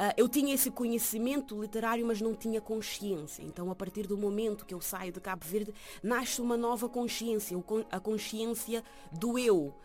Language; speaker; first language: Portuguese; non-native, local second language; Kabuverdianu